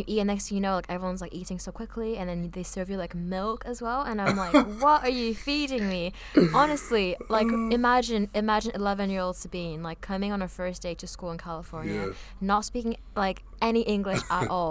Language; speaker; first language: English; early bilingual, other home language; Vietnamese